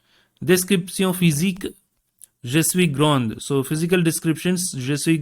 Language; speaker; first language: French; non-native, learner; Tamil